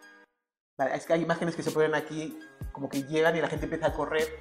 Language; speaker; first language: Spanish; native; Spanish